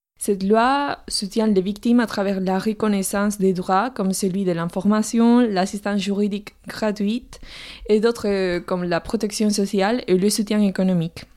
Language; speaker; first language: French; non-native, fluent; Spanish